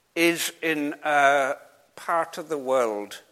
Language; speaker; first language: English; native; English